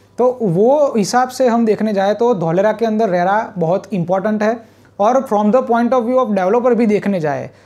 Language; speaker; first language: Hindi; non-native, local second language; Gujarati